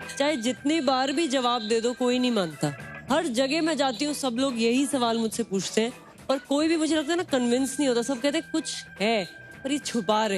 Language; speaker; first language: Hindi; native; Hindi